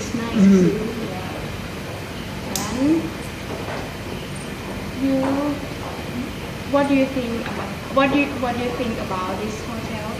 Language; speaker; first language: English; non-native, learner; Thai